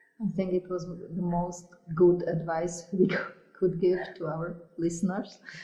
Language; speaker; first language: English; non-native, fluent; Slovak